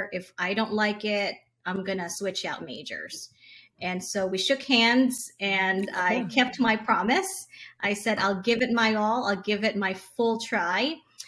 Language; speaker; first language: English; non-native, local second language; Hiligaynon